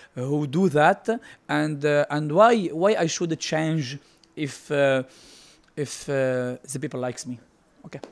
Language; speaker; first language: English; non-native, learner; Arabic